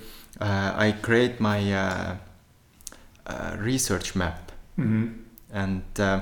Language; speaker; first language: English; non-native, fluent; Turkmen